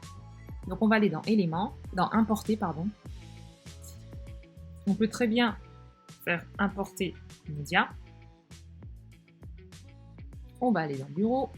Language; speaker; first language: French; native; French